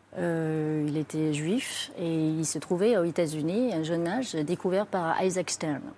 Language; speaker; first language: French; non-native, fluent; Chinese